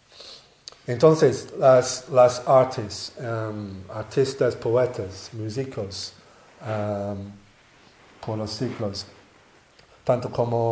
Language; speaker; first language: Spanish; non-native, learner; English